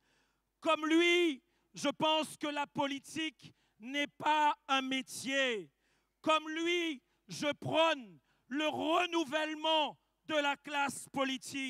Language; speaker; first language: French; native; French